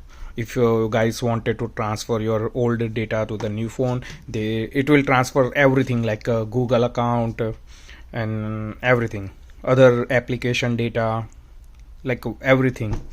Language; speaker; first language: English; non-native, fluent; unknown